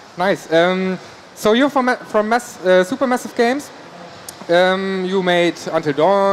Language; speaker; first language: English; non-native, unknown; German